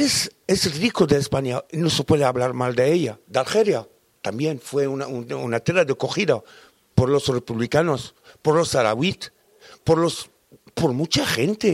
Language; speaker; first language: Spanish; non-native, fluent; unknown